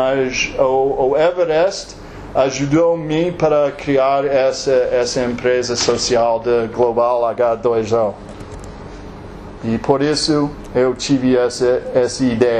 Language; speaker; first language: Portuguese; non-native, learner; English